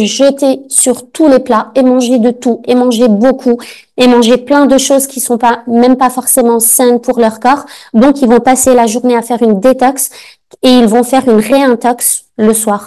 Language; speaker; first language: French; native; French